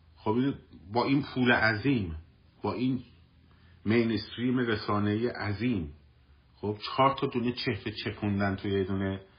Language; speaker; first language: Persian; native; Persian